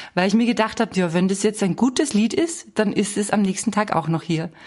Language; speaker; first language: German; native; German